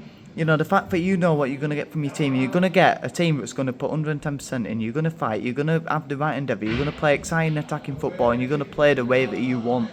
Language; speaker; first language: English; native; English